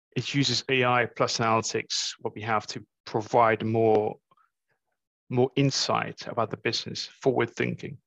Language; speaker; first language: English; non-native, fluent; Morisyen